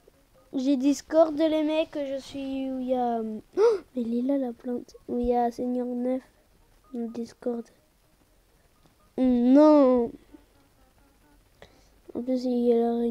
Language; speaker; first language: French; native; French